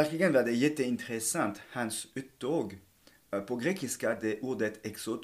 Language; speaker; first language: Swedish; non-native, fluent; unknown